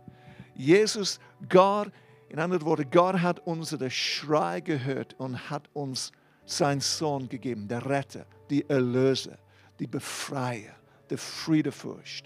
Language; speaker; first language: German; non-native, fluent; English